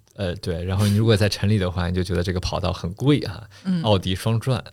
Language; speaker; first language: Chinese; non-native, local second language; Wu Chinese